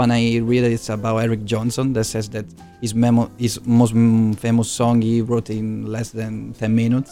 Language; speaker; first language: English; non-native, fluent; Italian